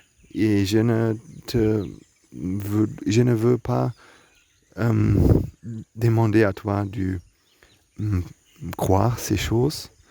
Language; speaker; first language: French; non-native, learner; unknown